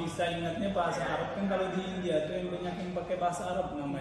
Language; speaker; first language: Indonesian; non-native, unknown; Malayalam